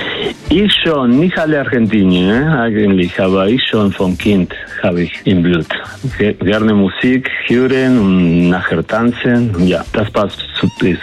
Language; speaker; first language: German; non-native, learner; Spanish